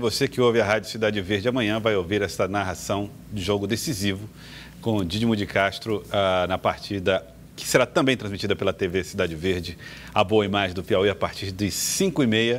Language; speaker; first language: Portuguese; native; Portuguese